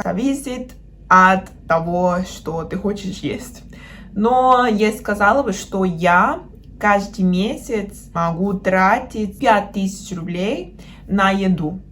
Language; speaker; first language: Russian; non-native, fluent; Spanish